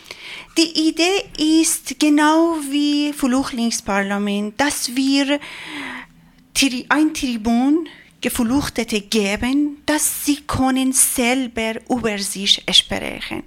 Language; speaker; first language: German; non-native, learner; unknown